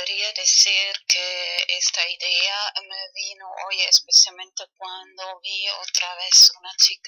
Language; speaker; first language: Spanish; non-native, fluent; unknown